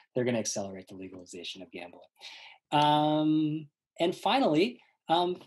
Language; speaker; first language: English; native; English